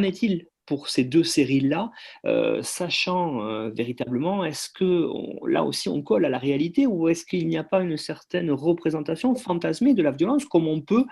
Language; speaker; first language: French; native; French